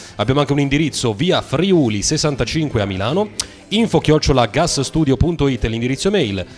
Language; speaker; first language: Italian; native; Italian